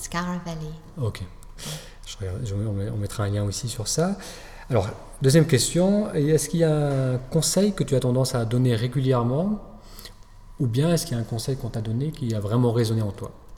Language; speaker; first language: French; native; French